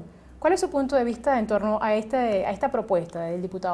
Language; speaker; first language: Spanish; native; Spanish